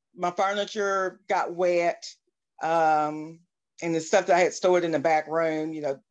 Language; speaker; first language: English; native; English